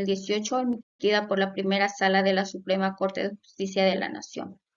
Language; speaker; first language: Spanish; native; Spanish